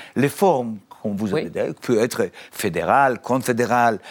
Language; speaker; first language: French; non-native, fluent; Hebrew